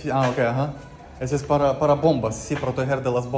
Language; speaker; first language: Spanish; non-native, learner; Russian